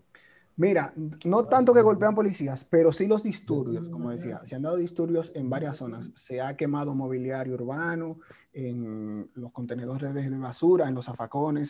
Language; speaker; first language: Spanish; native; Spanish